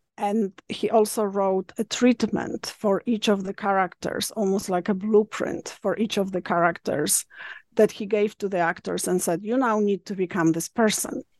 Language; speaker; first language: English; non-native, fluent; Polish